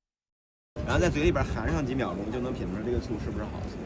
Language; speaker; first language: Chinese; native; Chinese